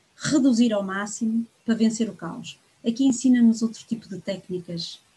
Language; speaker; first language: Portuguese; native; Portuguese